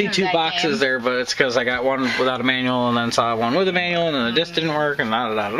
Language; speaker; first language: English; native; English